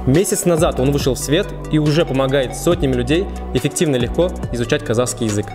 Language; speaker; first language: Russian; native; Russian